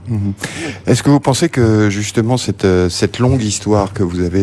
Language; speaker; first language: French; native; French